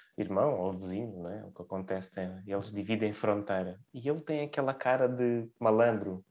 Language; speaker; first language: Portuguese; early bilingual, other home language; Russian